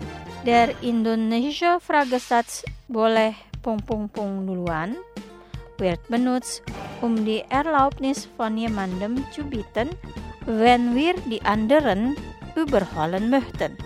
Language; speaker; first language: German; non-native, fluent; Indonesian